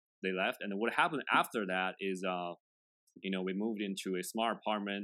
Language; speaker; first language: English; non-native, fluent; Chinese